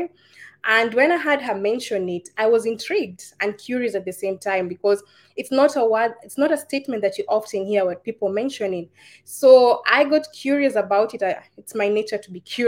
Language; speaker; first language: English; non-native, local second language; Kikuyu